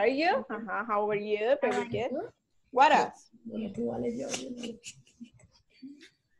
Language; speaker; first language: English; non-native, learner; Spanish